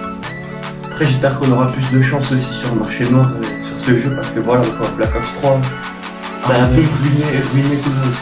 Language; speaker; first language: French; native; French